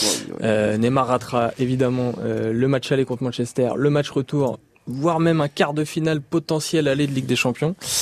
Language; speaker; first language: French; native; French